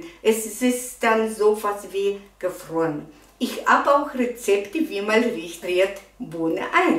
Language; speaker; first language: German; non-native, fluent; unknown